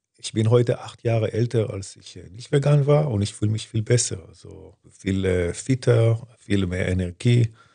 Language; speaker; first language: German; non-native, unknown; Hebrew